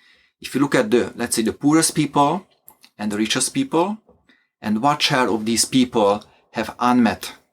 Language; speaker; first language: English; non-native, fluent; Hungarian